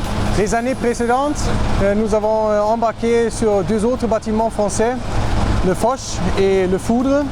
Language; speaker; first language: French; non-native, fluent; German